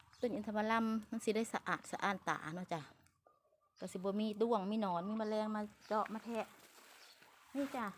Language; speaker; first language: Thai; non-native, local second language; Lao